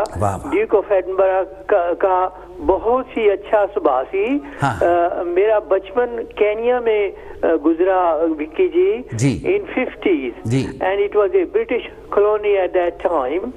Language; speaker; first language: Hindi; early bilingual, heritage; Hindi